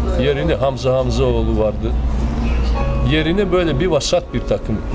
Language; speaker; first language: Turkish; non-native, fluent; Serbian